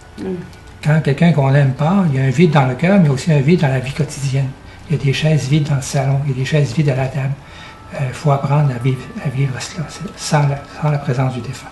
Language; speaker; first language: French; native; French